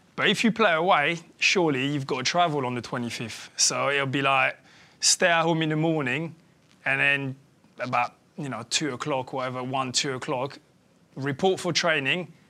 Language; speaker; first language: English; early bilingual, other home language; French